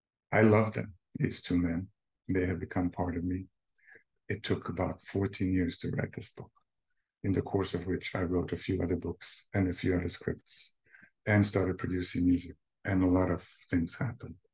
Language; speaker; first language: English; non-native, fluent; Bosnian